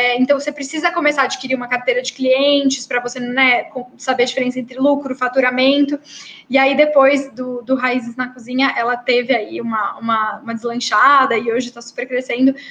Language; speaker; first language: Portuguese; native; Portuguese